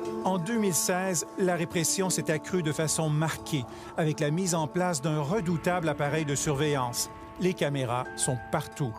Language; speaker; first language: French; native; French